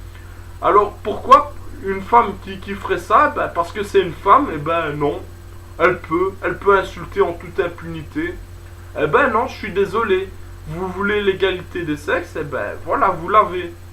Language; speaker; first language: French; native; French